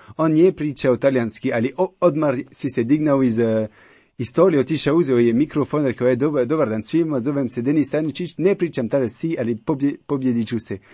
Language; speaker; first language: Croatian; non-native, learner; French